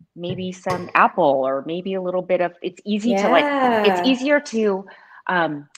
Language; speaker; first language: English; native; English